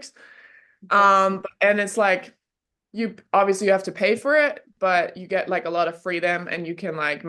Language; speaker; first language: English; non-native, fluent; German